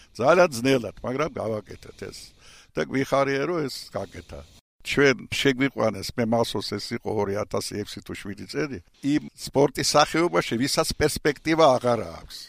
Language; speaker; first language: Georgian; non-native, local second language; Russian